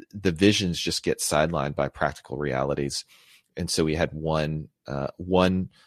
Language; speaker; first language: English; native; English